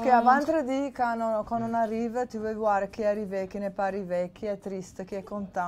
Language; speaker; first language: French; non-native, fluent; Italian